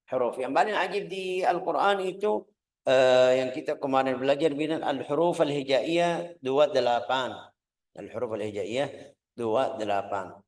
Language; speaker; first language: Indonesian; non-native, fluent; Arabic